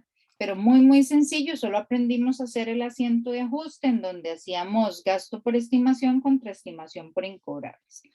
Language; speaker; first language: Spanish; native; Spanish